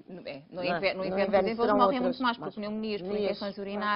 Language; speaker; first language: Portuguese; native; Portuguese